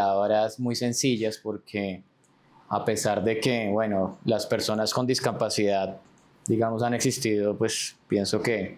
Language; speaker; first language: Spanish; native; Spanish